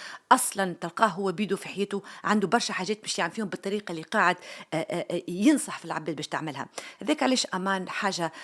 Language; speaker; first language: Arabic; native; Arabic